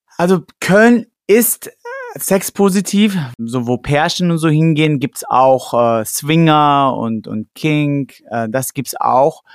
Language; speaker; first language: German; early bilingual, other home language; Persian